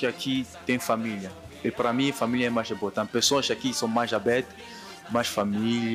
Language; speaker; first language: Portuguese; non-native, learner; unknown